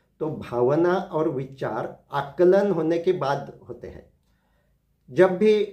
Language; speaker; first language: Hindi; non-native, local second language; Marathi